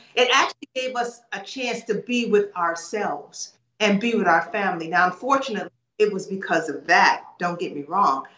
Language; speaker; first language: English; native; English